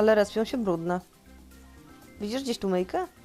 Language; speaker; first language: Polish; native; Polish